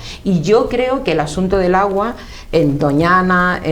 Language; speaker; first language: Spanish; native; Spanish